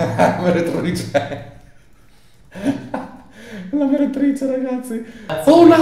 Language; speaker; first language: Italian; native; Italian